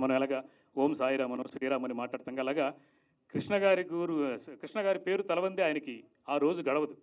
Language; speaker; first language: Telugu; native; Telugu